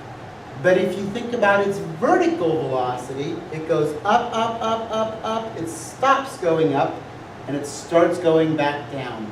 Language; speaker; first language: English; native; English